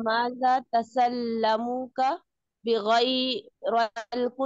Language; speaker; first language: Arabic; non-native, learner; Urdu